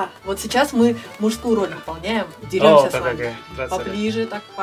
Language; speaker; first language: Russian; native; Russian